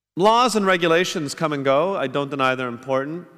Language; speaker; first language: English; native; English